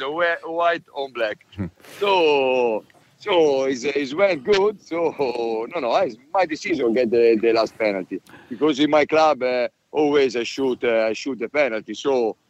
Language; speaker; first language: English; non-native, learner; Italian